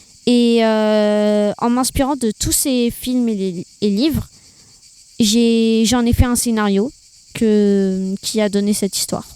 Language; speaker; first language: French; early bilingual, other home language; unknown